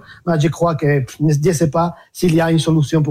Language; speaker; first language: French; non-native, fluent; Spanish